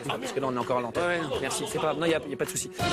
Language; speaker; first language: French; native; French